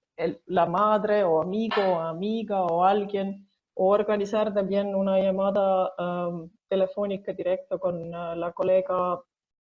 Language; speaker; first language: Spanish; non-native, fluent; Estonian